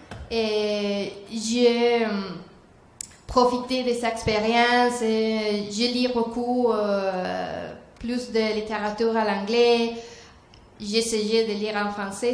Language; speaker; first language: French; non-native, learner; Spanish